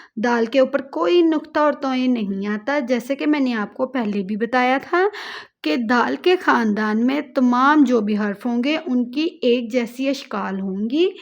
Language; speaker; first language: Hindi; native; Hindi